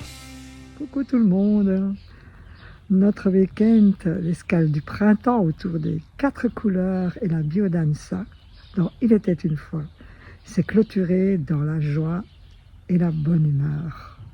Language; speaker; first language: French; native; French